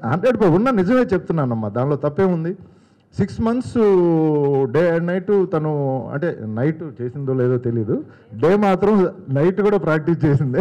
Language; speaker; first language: Telugu; native; Telugu